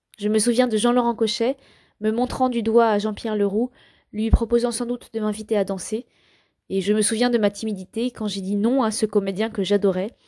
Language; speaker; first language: French; native; French